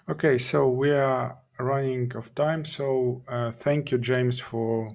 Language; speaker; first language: English; non-native, fluent; Ukrainian